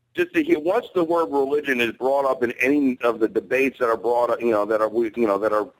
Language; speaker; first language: English; native; English